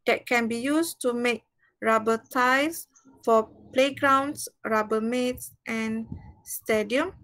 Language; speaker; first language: English; non-native, local second language; Malay